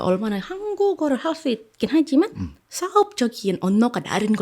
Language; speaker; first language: Korean; non-native, fluent; Indonesian